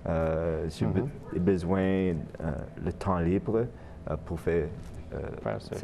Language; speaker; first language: French; non-native, learner; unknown